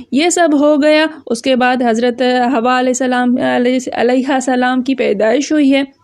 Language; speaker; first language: Urdu; non-native, local second language; Sindhi